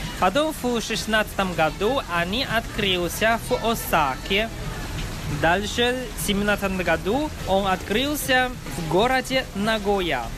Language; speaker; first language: Russian; non-native, learner; Chinese